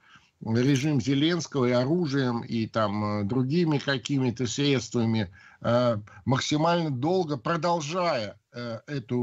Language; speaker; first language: Russian; native; Russian